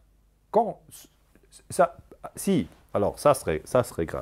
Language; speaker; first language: French; non-native, local second language; German